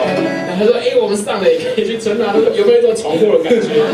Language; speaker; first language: Chinese; native; Chinese